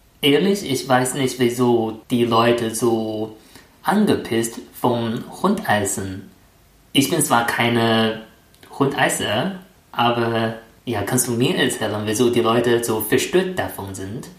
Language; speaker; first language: German; non-native, fluent; Chinese